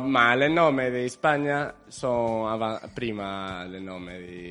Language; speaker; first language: Italian; non-native, learner; Spanish